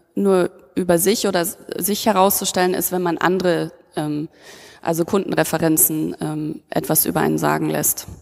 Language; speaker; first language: German; native; German